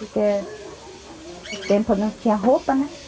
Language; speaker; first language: Portuguese; non-native, local second language; Guarani